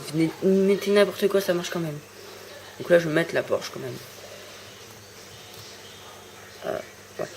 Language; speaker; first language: French; native; French